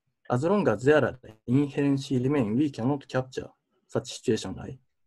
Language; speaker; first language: English; non-native, fluent; Japanese